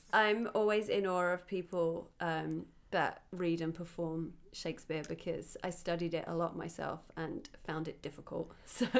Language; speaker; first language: English; native; English